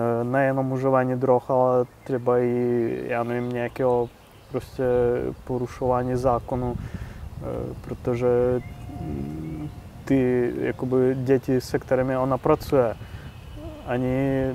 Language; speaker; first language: Czech; non-native, fluent; Russian